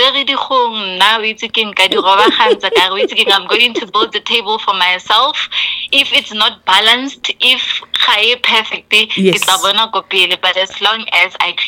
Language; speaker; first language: English; non-native, local second language; Tswana